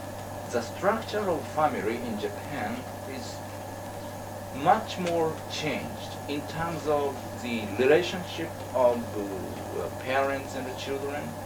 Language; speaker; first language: English; non-native, learner; Japanese